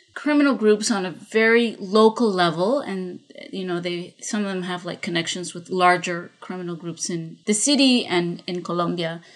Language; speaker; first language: English; non-native, fluent; Spanish